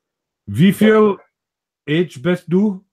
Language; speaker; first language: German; non-native, learner; English